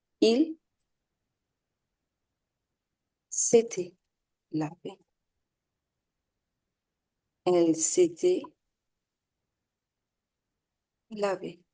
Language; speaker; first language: French; non-native, fluent; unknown